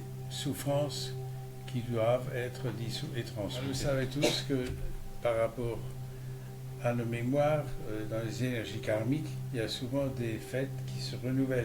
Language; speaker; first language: French; native; French